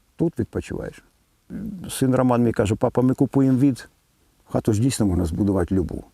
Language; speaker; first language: Ukrainian; native; Ukrainian